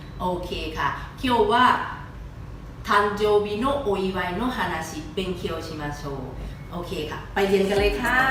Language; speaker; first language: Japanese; non-native, fluent; Thai